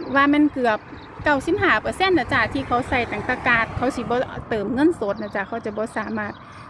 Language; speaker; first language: Thai; native; Thai